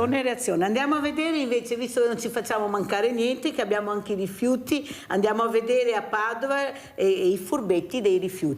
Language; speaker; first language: Italian; native; Italian